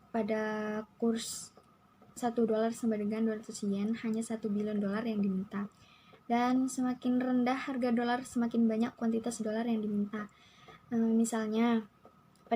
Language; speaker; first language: Indonesian; native; Indonesian